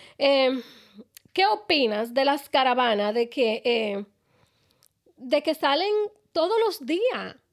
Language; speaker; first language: Spanish; native; Spanish